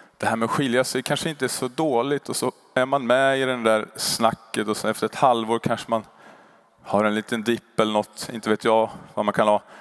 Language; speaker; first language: Swedish; native; Swedish